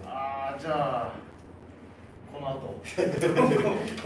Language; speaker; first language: Japanese; native; Japanese